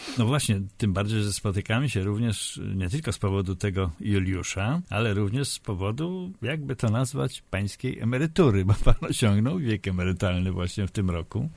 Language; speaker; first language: Polish; native; Polish